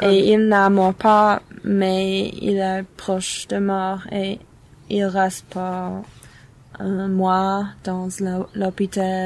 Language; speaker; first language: French; non-native, learner; English